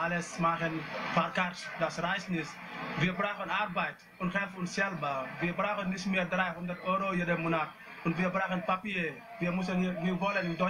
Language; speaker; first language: German; non-native, learner; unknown